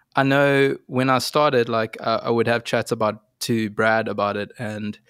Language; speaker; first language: English; native; English